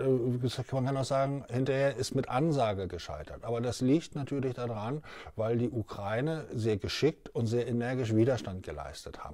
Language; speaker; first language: German; native; German